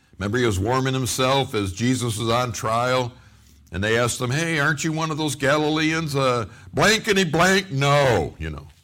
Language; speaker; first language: English; native; English